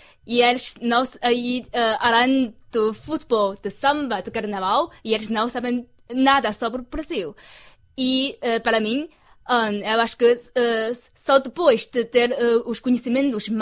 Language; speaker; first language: Portuguese; non-native, fluent; Chinese